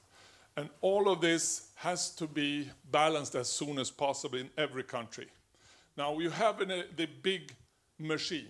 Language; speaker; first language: English; non-native, fluent; Swedish